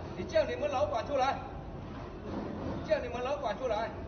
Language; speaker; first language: Chinese; non-native, learner; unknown